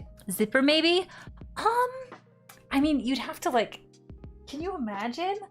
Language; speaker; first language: English; native; English